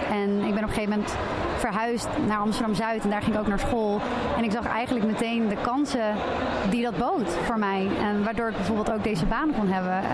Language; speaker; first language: Dutch; native; Dutch